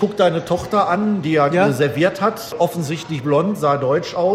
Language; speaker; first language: German; native; German